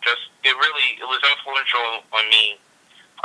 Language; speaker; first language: English; native; English